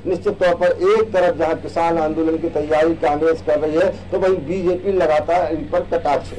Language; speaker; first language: Hindi; native; Hindi